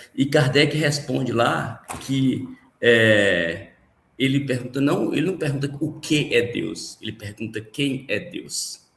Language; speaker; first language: Portuguese; native; Portuguese